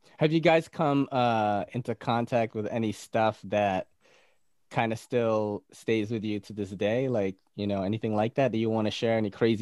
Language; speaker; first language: English; early bilingual, other home language; Bikol